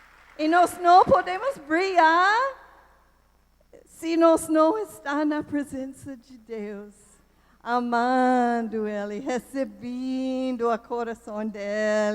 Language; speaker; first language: Portuguese; non-native, learner; English